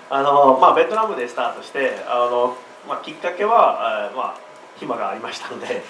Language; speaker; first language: Japanese; non-native, learner; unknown